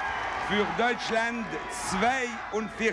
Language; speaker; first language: German; non-native, local second language; Italian